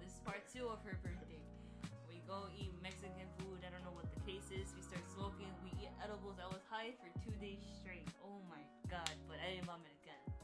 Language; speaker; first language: English; early bilingual, other home language; Spanish